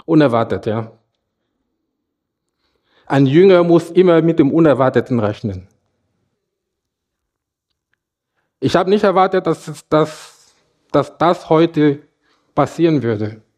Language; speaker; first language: German; non-native, fluent; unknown